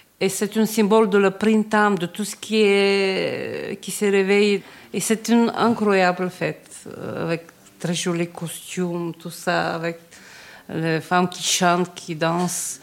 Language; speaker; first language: French; non-native, learner; Bulgarian